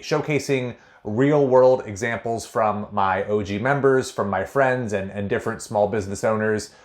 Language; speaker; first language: English; native; English